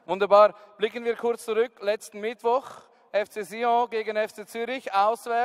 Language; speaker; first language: German; native; German